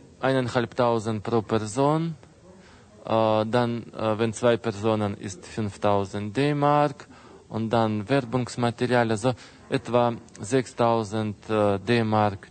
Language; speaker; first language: German; non-native, fluent; Russian